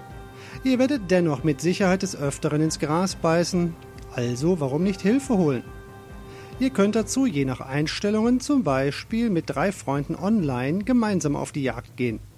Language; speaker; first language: German; native; German